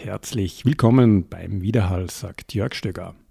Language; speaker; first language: German; native; German